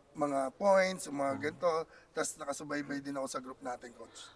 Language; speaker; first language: Filipino; native; Filipino